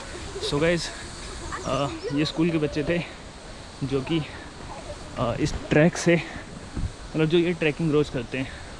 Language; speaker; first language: Hindi; native; Hindi